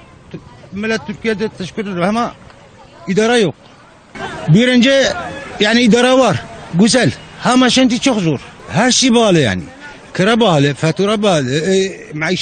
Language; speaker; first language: Turkish; non-native, learner; Arabic